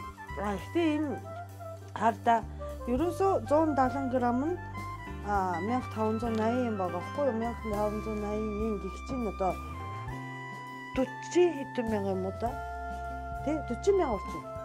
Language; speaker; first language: Mongolian; non-native, fluent; Japanese